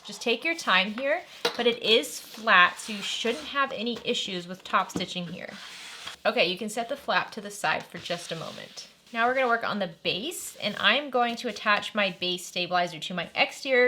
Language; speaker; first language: English; native; English